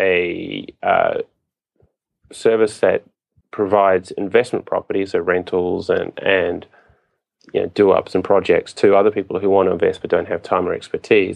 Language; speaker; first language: English; native; English